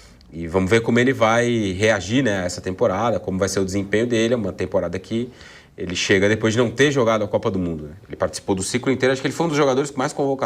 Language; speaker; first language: Portuguese; native; Portuguese